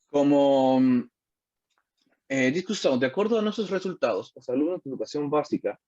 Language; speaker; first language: Portuguese; non-native, learner; Spanish